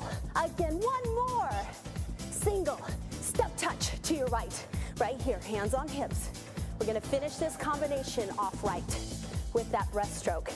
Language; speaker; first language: English; native; English